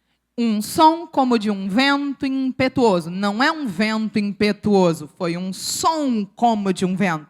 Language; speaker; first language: Portuguese; native; Portuguese